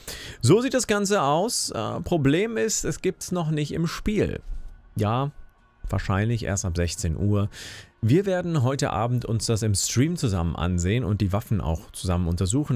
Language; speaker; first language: German; native; German